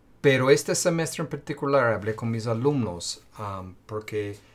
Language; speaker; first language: Spanish; non-native, fluent; English